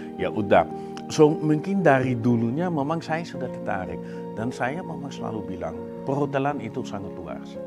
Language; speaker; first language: Indonesian; non-native, fluent; Dutch